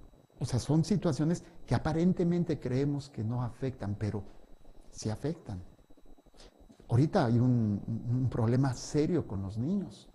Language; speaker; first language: Spanish; native; Spanish